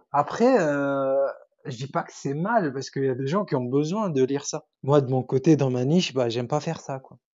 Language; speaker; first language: French; non-native, local second language; Arabic